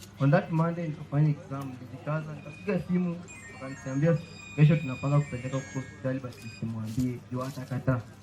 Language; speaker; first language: Swahili; non-native, local second language; Luyia